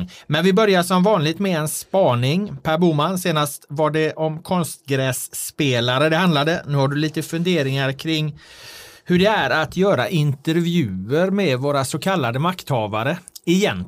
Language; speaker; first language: Swedish; native; Swedish